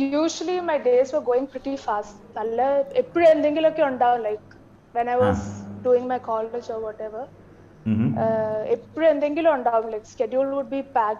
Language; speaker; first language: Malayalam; early bilingual, heritage; Malayalam